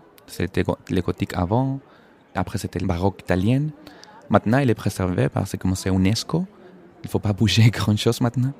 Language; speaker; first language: French; non-native, fluent; Spanish